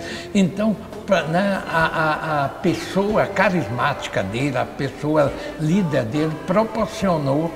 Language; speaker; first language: Portuguese; native; Portuguese